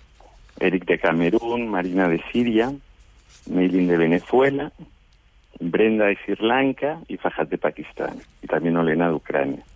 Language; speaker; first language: Spanish; native; Spanish